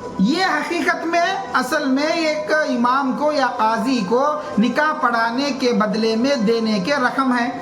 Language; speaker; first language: Urdu; native; Urdu